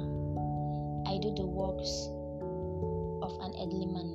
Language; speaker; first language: English; non-native, local second language; Igbo